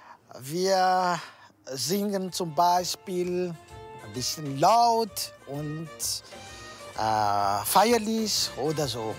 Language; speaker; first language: German; non-native, learner; Malagasy